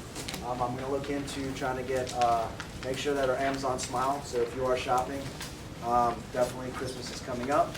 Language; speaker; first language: English; native; English